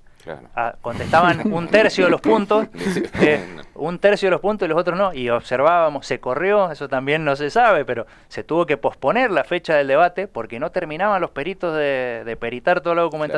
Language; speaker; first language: Spanish; native; Spanish